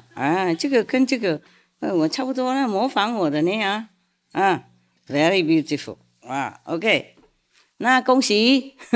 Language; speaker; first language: Chinese; non-native, fluent; Vietnamese